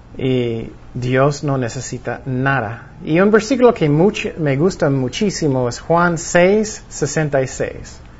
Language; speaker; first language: Spanish; non-native, fluent; English